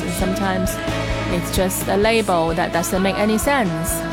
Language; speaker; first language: English; non-native, fluent; Chinese